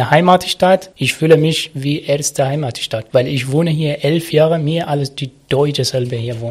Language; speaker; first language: German; non-native, learner; Arabic